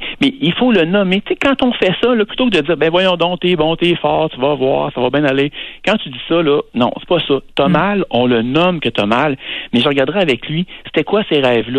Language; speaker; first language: French; native; French